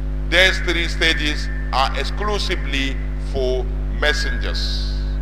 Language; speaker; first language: English; non-native, local second language; Hausa